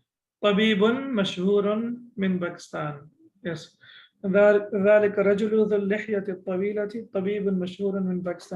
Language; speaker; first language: Arabic; non-native, fluent; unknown